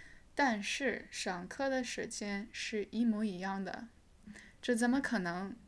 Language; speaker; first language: Chinese; early bilingual, heritage; English